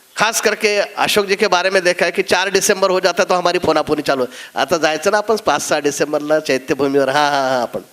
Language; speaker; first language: Hindi; non-native, local second language; Marathi